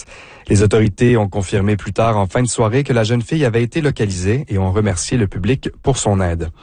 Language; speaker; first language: French; native; French